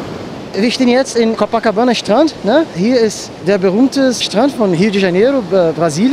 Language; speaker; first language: German; non-native, learner; Portuguese